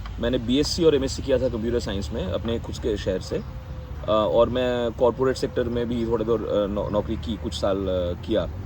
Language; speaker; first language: Hindi; non-native, local second language; Bangla